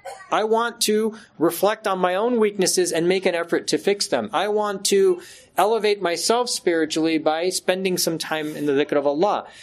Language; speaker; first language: English; native; English